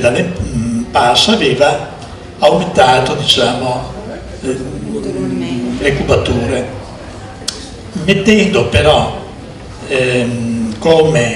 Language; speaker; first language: Italian; native; Italian